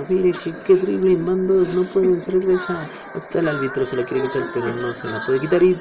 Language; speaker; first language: Spanish; native; Spanish